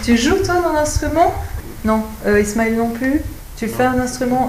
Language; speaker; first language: French; native; French